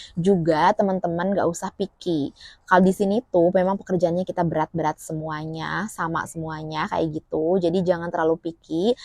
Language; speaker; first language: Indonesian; native; Indonesian